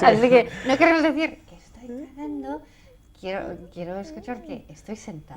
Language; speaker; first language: Spanish; non-native, fluent; English